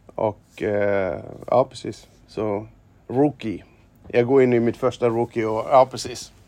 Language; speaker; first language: Swedish; non-native, fluent; German